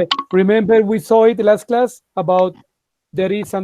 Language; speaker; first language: English; non-native, fluent; Spanish